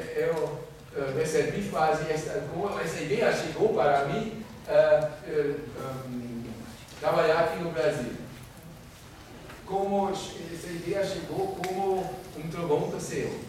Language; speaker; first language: Portuguese; non-native, fluent; German